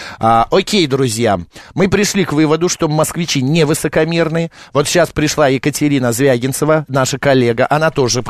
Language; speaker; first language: Russian; native; Russian